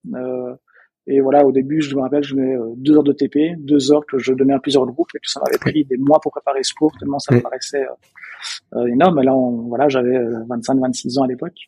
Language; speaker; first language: French; native; French